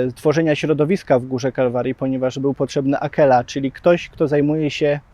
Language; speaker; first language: Polish; native; Polish